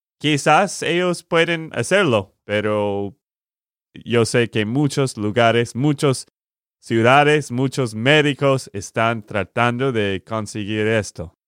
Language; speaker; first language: Spanish; non-native, learner; English